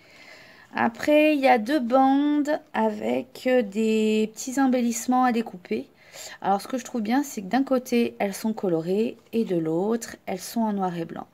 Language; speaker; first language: French; native; French